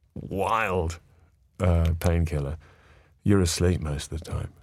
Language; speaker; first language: English; native; English